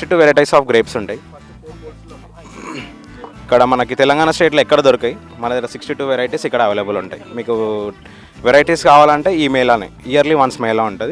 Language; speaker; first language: Telugu; native; Telugu